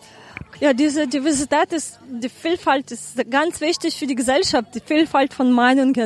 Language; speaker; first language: German; non-native, fluent; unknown